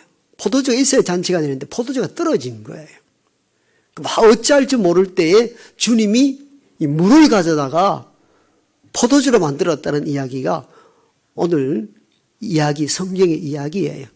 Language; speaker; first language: Korean; native; Korean